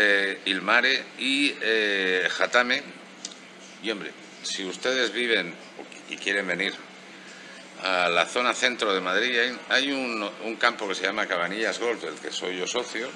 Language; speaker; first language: Spanish; native; Spanish